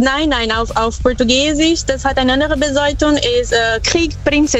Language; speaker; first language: German; non-native, fluent; Portuguese